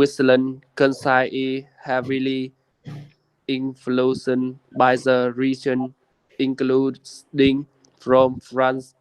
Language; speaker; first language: English; non-native, learner; Vietnamese